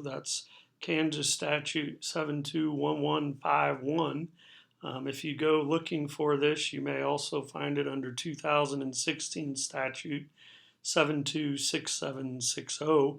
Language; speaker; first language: English; native; English